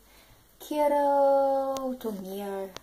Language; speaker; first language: Spanish; non-native, learner; English